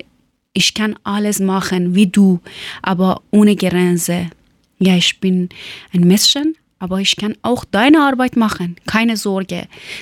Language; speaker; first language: German; non-native, learner; Persian